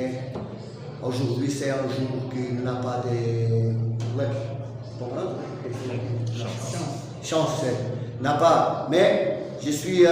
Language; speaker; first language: French; non-native, learner; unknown